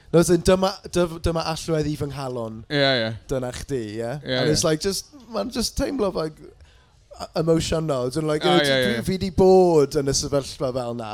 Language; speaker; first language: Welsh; non-native, local second language; English